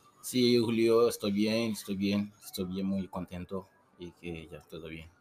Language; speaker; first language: Spanish; non-native, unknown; Susu